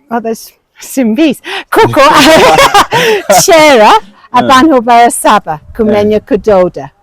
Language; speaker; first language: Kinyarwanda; non-native, learner; English